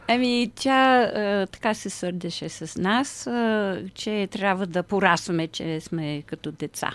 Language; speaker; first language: Bulgarian; early bilingual, heritage; Bulgarian